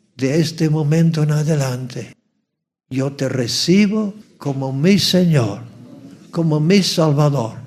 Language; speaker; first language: Spanish; non-native, fluent; English